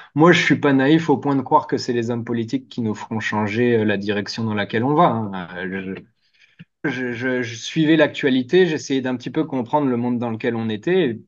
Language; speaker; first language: French; native; French